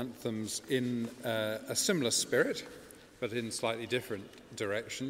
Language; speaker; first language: English; native; English